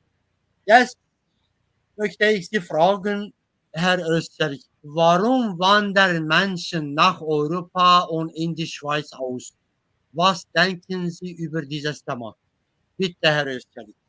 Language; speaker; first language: German; non-native, learner; Kurdish